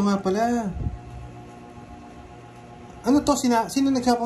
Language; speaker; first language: Filipino; native; Filipino